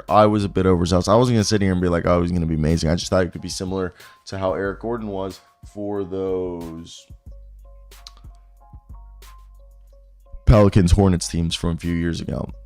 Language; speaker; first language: English; native; English